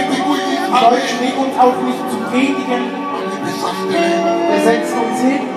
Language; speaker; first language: German; non-native, learner; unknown